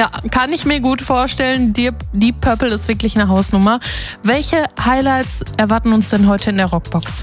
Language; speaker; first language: German; native; German